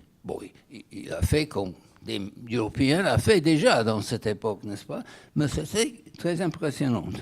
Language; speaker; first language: French; non-native, fluent; English